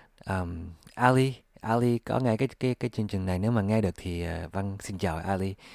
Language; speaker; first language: Vietnamese; early bilingual, heritage; English